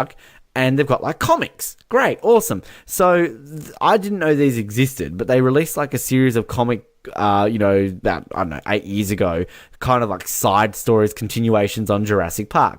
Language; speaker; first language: English; native; English